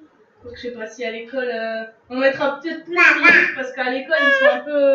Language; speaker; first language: French; native; French